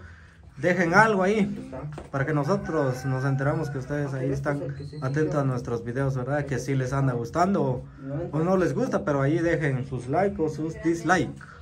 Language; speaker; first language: Spanish; native; Spanish